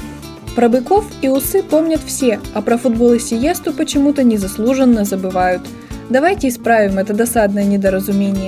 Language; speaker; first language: Russian; native; Russian